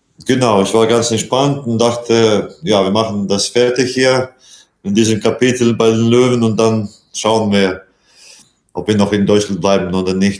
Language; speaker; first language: German; non-native, fluent; Latvian